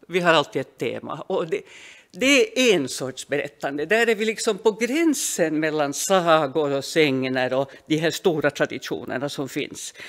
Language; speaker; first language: Swedish; native; Swedish